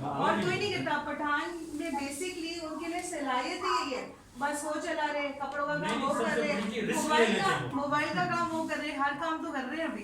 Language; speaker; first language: Urdu; non-native, local second language; Gujarati